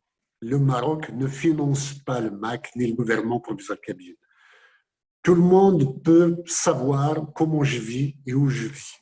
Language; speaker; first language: French; non-native, local second language; Kabyle